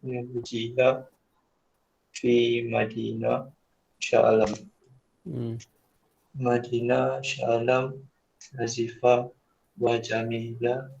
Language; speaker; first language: Arabic; non-native, learner; Malay